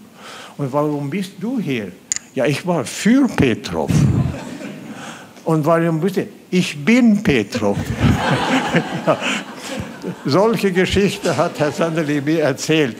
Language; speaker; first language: German; non-native, fluent; Swedish